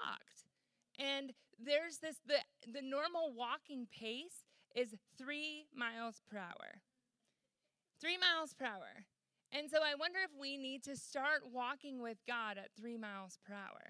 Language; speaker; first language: English; native; English